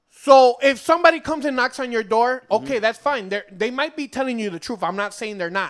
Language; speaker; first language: English; early bilingual, other home language; Spanish